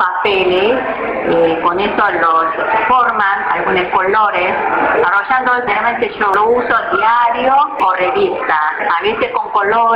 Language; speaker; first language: Spanish; non-native, learner; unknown